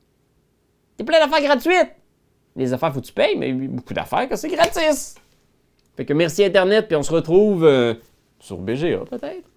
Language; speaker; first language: French; native; French